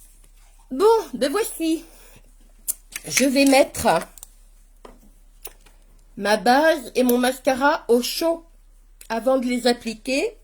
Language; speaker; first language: French; native; French